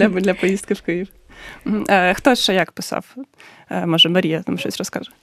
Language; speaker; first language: Ukrainian; native; Ukrainian